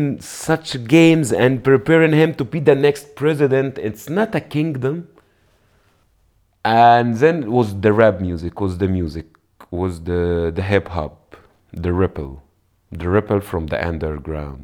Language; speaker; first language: English; non-native, fluent; Arabic